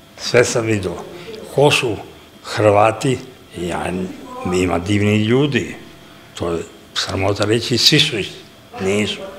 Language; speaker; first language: Serbian; native; Serbian